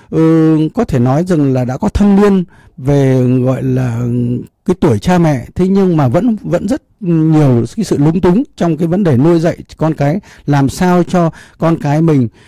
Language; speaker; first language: Vietnamese; native; Vietnamese